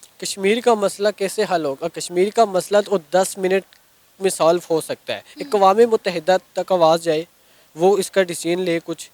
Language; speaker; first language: Urdu; non-native, local second language; Kashmiri